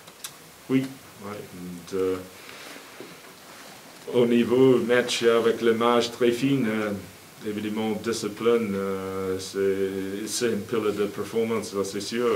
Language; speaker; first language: French; non-native, learner; English